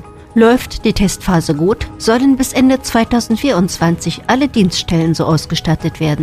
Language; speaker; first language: German; native; German